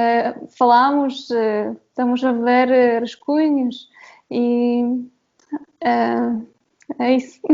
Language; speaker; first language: Portuguese; non-native, fluent; Polish